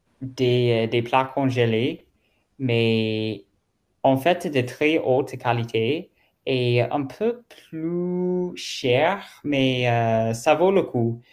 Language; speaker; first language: French; non-native, learner; German